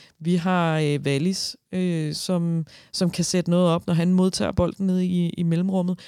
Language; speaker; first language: Danish; native; Danish